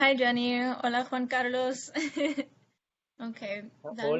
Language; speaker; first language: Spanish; non-native, fluent; English